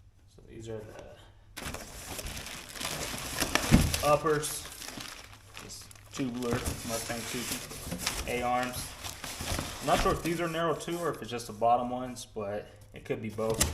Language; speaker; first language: English; native; English